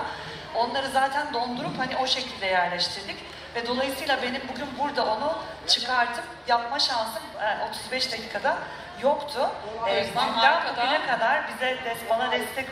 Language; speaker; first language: Turkish; native; Turkish